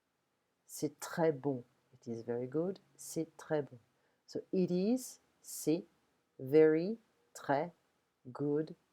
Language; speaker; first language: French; non-native, fluent; English